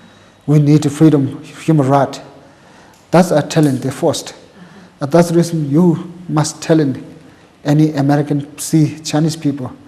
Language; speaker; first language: English; non-native, local second language; Tibetan